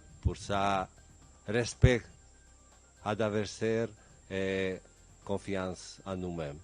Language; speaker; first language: French; non-native, learner; Bosnian